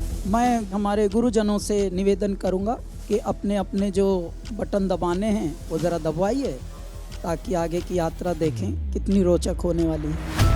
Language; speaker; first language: Hindi; native; Hindi